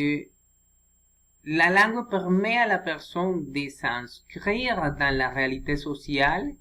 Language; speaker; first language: French; non-native, learner; Spanish